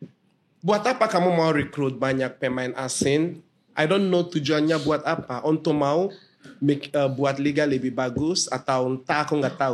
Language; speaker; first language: Indonesian; non-native, fluent; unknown